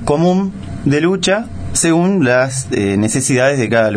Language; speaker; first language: Spanish; native; Spanish